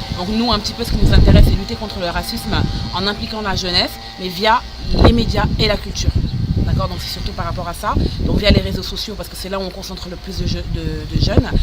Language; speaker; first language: French; non-native, local second language; Arabic